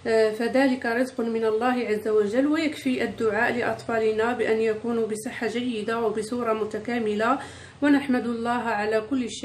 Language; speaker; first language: Arabic; native; Arabic